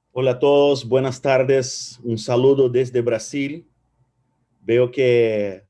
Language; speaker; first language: Spanish; non-native, fluent; Portuguese